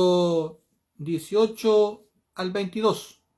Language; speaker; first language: Spanish; native; Spanish